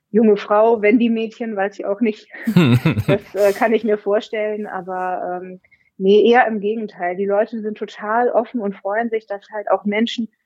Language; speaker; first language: German; native; German